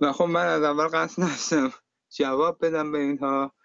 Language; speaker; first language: Persian; native; Persian